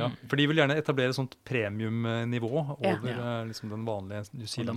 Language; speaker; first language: Norwegian; native; Norwegian